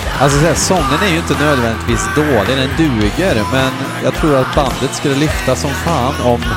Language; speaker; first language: Swedish; native; Swedish